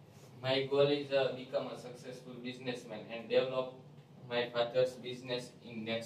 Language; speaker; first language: English; non-native, learner; Gujarati